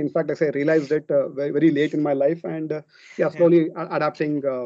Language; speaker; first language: English; non-native, local second language; Kannada